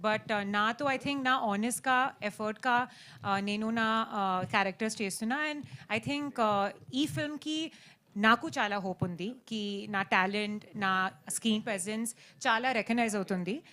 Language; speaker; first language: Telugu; non-native, learner; Hindi